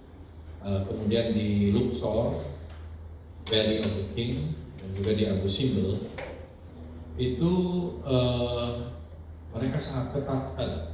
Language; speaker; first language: Indonesian; native; Indonesian